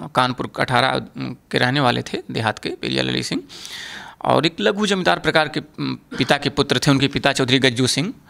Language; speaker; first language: Hindi; native; Hindi